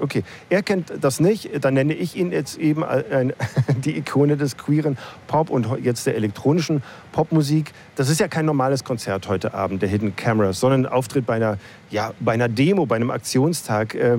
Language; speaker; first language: German; native; German